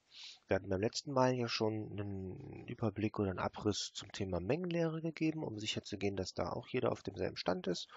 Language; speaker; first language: German; native; German